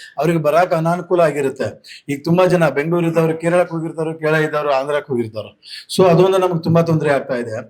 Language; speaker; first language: Kannada; native; Kannada